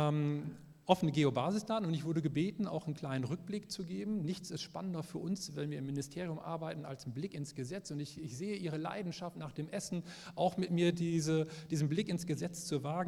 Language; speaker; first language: German; native; German